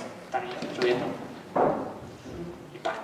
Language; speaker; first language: Spanish; native; Spanish